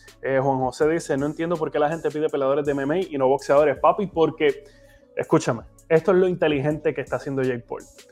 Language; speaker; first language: Spanish; native; Spanish